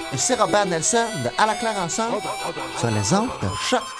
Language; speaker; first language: French; native; French